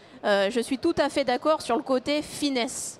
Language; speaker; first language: French; native; French